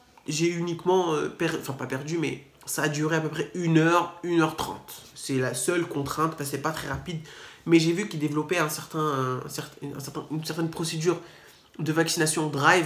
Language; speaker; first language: French; native; French